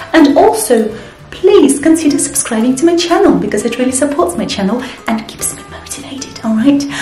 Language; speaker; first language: English; non-native, fluent; Russian